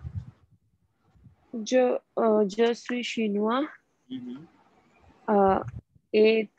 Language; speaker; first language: French; non-native, learner; Hindi